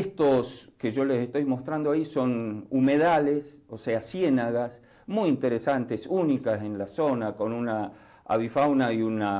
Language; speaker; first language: Spanish; native; Spanish